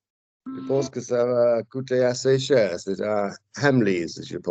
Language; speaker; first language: French; non-native, fluent; English